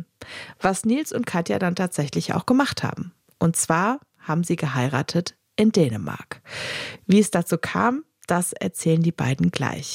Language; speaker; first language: German; native; German